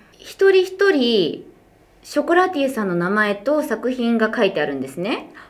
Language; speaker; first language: Japanese; native; Japanese